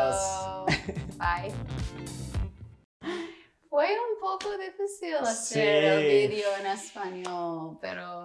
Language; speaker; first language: Spanish; non-native, learner; English